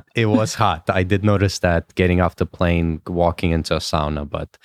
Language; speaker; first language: English; early bilingual, other home language; Russian